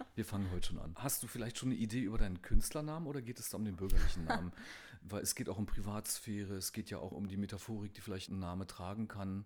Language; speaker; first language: German; native; German